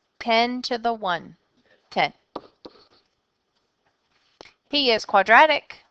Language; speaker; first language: English; native; English